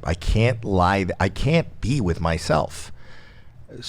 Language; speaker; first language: English; native; English